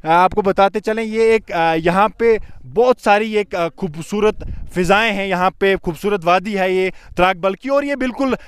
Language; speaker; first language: Hindi; non-native, local second language; Kashmiri